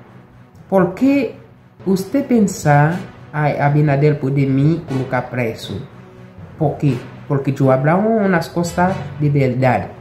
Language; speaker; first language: Spanish; non-native, local second language; Haitian Creole